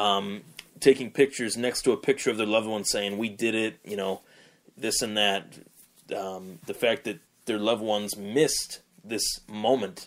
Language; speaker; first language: English; native; English